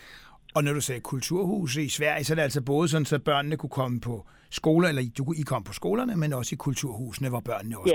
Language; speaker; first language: Danish; native; Danish